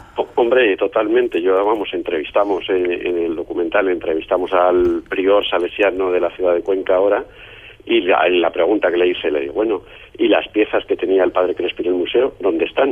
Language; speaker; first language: Spanish; native; Spanish